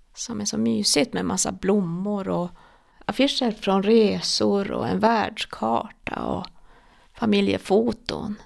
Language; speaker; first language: Swedish; native; Swedish